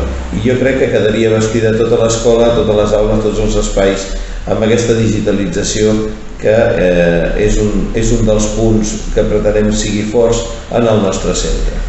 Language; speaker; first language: Catalan; native; Catalan